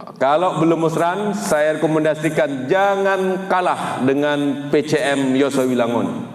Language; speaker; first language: Indonesian; non-native, local second language; Madurese